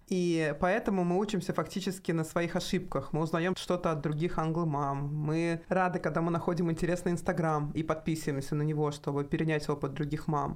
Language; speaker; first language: Russian; native; Russian